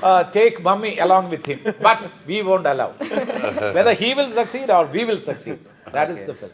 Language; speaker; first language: English; non-native, local second language; Malayalam